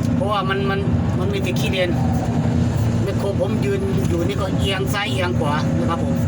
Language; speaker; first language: Thai; non-native, local second language; Northeastern Thai